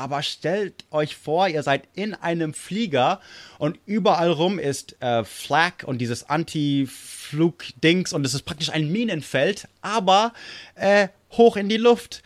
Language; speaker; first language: German; non-native, fluent; English